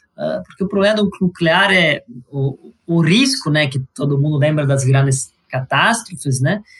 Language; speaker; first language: Portuguese; non-native, fluent; Italian